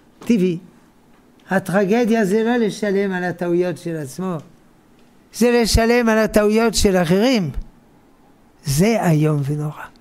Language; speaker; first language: Hebrew; non-native, fluent; French